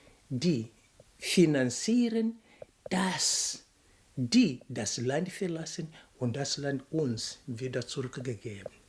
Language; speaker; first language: German; non-native, fluent; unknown